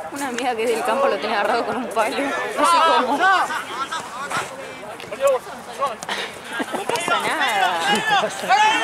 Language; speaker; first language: Spanish; native; Spanish